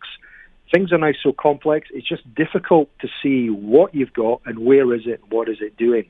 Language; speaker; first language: English; native; English